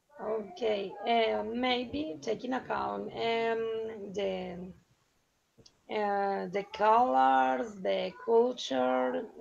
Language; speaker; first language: English; non-native, learner; Spanish